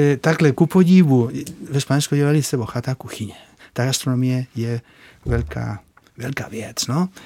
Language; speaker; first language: Czech; non-native, fluent; Spanish